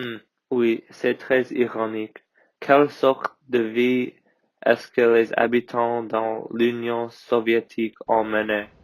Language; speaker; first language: French; non-native, learner; English